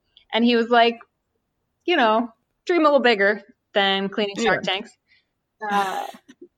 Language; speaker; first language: English; native; English